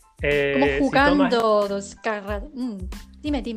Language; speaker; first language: Spanish; non-native, learner; Chinese